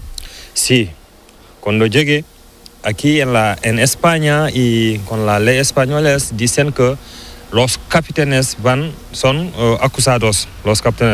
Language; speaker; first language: Spanish; non-native, learner; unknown